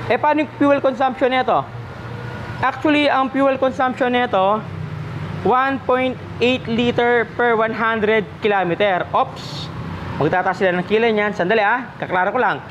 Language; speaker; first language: Filipino; non-native, local second language; Pampanga